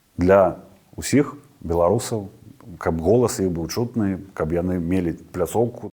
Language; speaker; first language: Belarusian; non-native, local second language; Russian